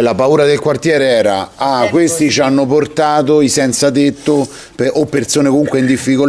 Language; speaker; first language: Italian; native; Italian